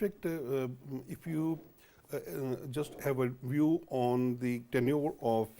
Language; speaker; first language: English; non-native, local second language; Urdu